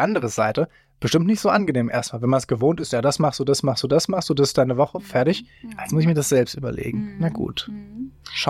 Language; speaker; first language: German; native; German